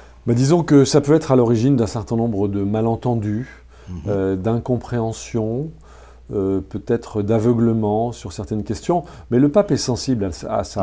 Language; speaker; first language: French; native; French